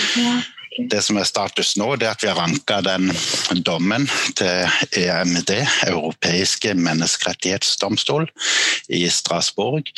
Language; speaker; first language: Norwegian; native; Norwegian